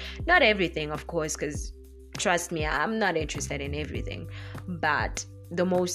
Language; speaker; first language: English; non-native, local second language; Zulu